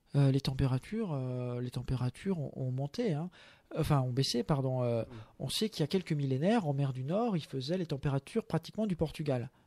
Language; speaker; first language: French; native; French